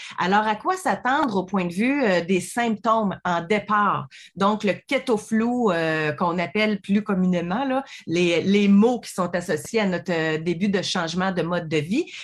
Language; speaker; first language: French; native; French